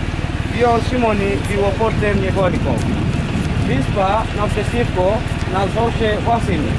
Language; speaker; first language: Polish; non-native, learner; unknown